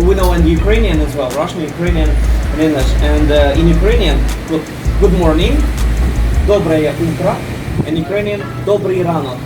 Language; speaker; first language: English; non-native, learner; Russian